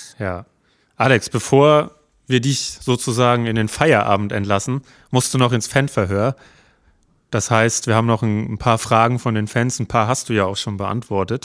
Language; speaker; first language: German; native; German